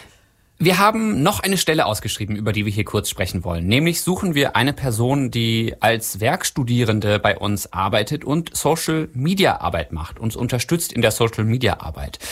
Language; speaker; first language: German; native; German